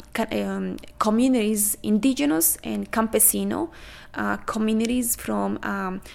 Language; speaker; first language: English; non-native, fluent; Spanish